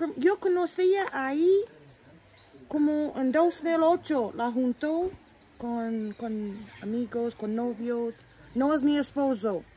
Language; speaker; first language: Spanish; non-native, learner; English